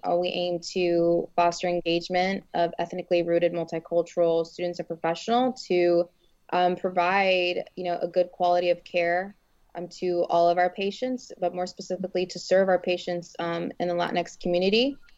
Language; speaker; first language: English; early bilingual, other home language; Spanish